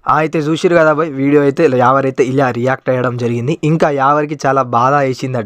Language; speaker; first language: Telugu; native; Telugu